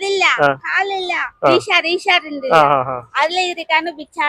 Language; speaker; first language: Malayalam; non-native, learner; Telugu